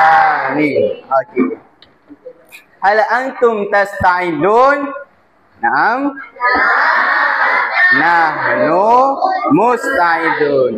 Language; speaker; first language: Arabic; non-native, learner; Malay